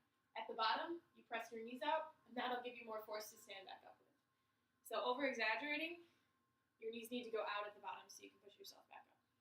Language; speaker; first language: English; native; English